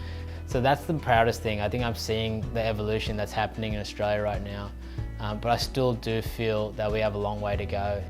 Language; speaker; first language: English; early bilingual, other home language; Urdu